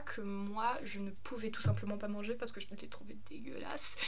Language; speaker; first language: French; early bilingual, other home language; German